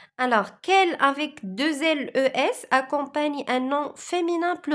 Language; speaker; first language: French; non-native, local second language; Arabic